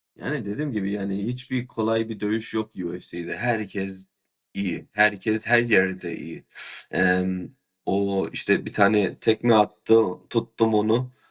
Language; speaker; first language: Turkish; early bilingual, heritage; Turkish